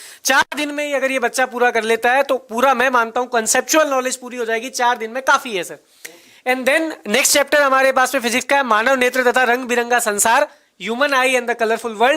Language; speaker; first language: Hindi; native; Hindi